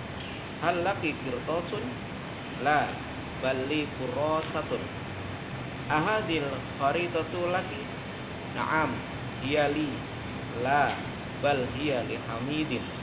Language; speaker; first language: Arabic; non-native, learner; Indonesian